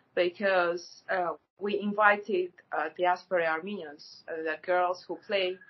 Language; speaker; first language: English; non-native, fluent; Armenian